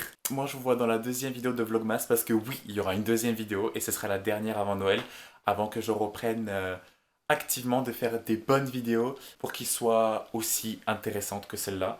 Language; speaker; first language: French; native; French